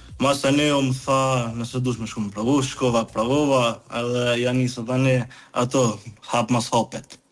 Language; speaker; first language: Albanian; early bilingual, heritage; Albanian